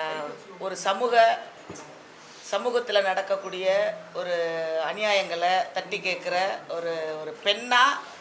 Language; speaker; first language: Tamil; native; Tamil